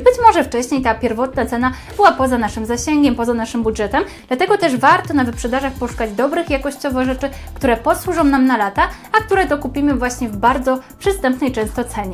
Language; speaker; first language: Polish; native; Polish